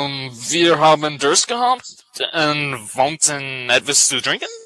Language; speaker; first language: German; non-native, learner; English